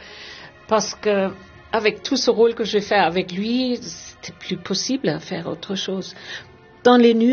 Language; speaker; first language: French; non-native, fluent; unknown